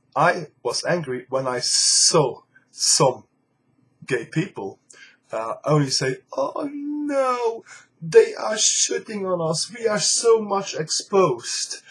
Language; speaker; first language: English; non-native, fluent; Luxembourgish